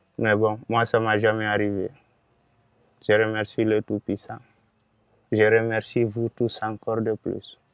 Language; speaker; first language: French; non-native, local second language; Fula